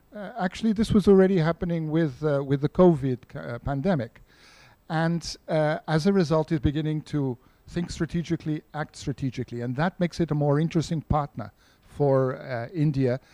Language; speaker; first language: English; non-native, fluent; Portuguese